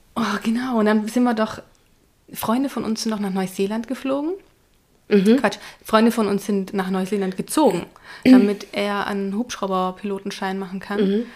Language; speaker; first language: German; early bilingual, other home language; Hungarian